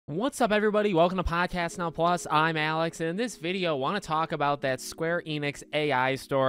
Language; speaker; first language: English; native; English